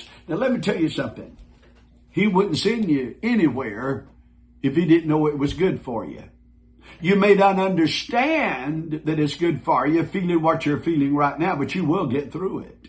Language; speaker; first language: English; native; English